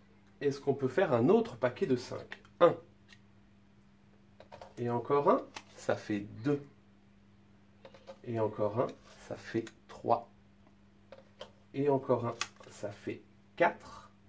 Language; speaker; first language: French; native; French